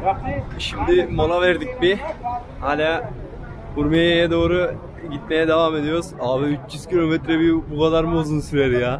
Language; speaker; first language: Turkish; native; Turkish